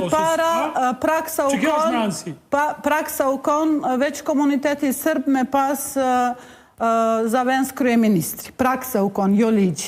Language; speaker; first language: Albanian; non-native, local second language; Bosnian